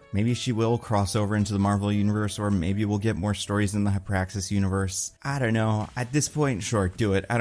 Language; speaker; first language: English; native; English